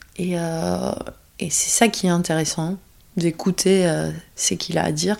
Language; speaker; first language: French; non-native, fluent; Greek